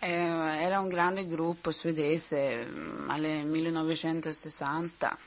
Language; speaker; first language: Italian; non-native, learner; Swedish